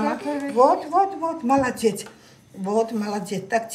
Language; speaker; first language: Russian; non-native, learner; Georgian